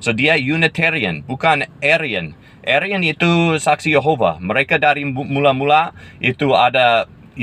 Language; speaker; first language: Indonesian; non-native, fluent; English